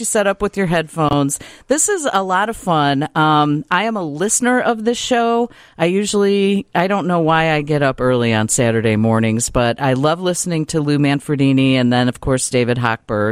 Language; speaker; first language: English; native; English